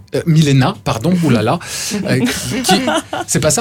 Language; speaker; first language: French; native; French